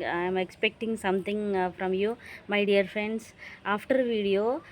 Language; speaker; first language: English; non-native, local second language; Telugu